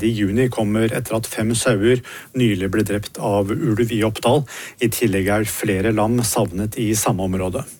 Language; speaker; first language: Norwegian; native; Norwegian